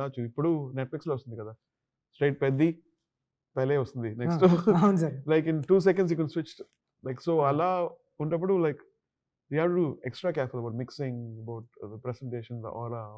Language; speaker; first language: Telugu; non-native, learner; Tamil